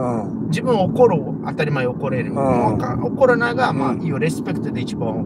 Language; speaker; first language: Japanese; non-native, learner; Portuguese